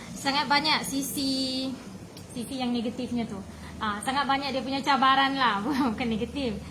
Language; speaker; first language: Malay; native; Malay